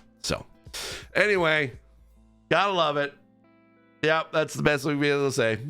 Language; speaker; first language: English; native; English